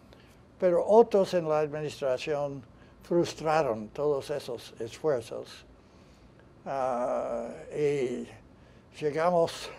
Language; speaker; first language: Spanish; non-native, fluent; English